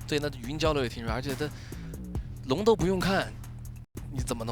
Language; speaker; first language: Chinese; native; Chinese